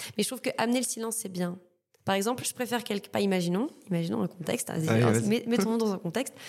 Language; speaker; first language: French; native; French